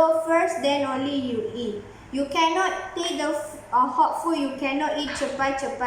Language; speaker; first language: English; non-native, learner; Malay